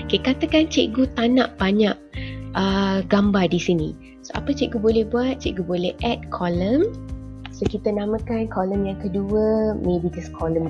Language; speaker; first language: Malay; native; Malay